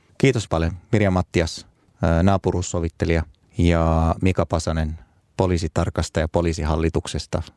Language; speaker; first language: Finnish; early bilingual, other home language; Arabic